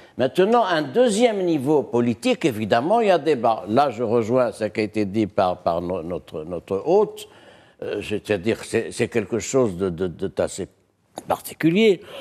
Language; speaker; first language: French; non-native, local second language; Arabic